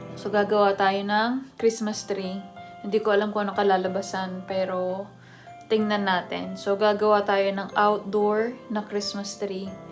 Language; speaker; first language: Filipino; native; Filipino